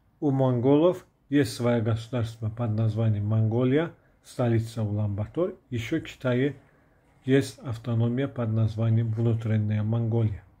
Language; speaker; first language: Russian; non-native, fluent; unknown